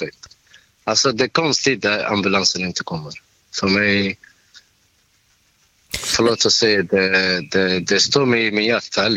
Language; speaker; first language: Swedish; non-native, learner; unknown